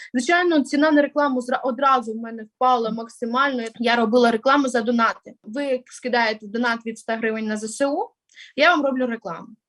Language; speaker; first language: Ukrainian; non-native, local second language; Russian